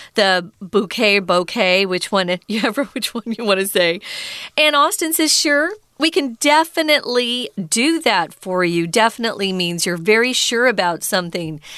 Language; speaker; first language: English; native; English